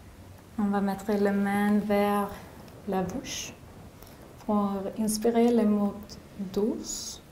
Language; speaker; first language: French; non-native, learner; English